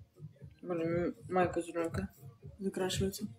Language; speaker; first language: Russian; native; Russian